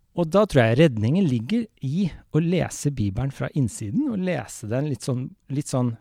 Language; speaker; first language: Norwegian; native; Norwegian